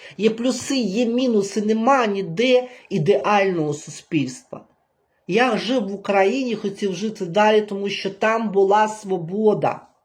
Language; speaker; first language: Ukrainian; native; Ukrainian